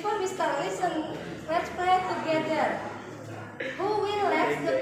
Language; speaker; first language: English; non-native, learner; Indonesian